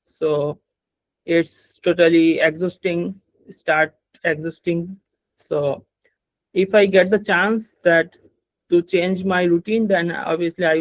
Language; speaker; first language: English; non-native, learner; Bangla